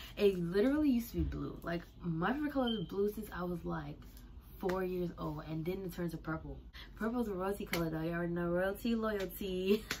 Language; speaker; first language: English; native; English